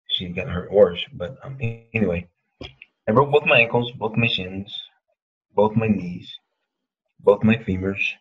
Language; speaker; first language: English; native; English